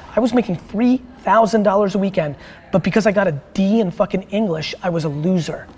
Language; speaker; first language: English; early bilingual, other home language; Russian